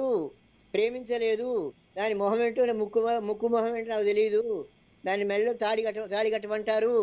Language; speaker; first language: Telugu; native; Telugu